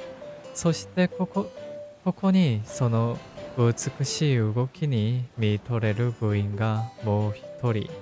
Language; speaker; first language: Japanese; non-native, learner; Korean